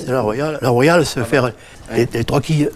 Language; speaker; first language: French; native; French